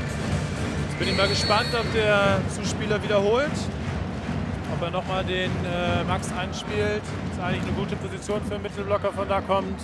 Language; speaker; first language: German; native; German